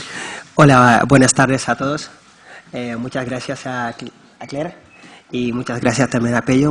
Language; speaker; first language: Spanish; non-native, fluent; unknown